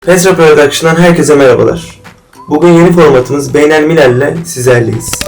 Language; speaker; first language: Turkish; native; Turkish